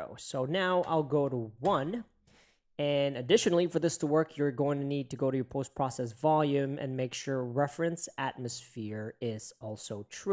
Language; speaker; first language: English; native; English